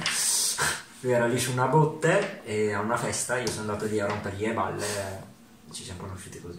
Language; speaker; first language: Italian; early bilingual, other home language; Ukrainian